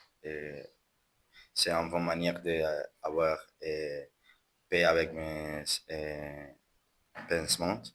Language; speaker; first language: French; non-native, learner; Spanish